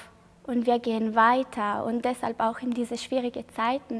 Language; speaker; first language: German; non-native, fluent; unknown